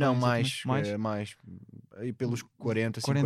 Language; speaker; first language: Portuguese; native; Portuguese